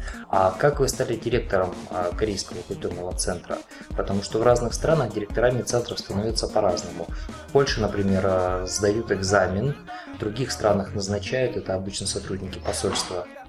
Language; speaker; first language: Russian; native; Russian